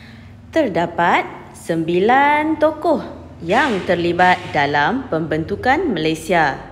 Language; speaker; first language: Malay; native; Malay